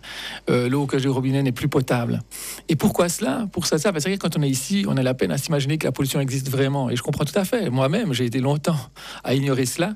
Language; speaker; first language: French; native; French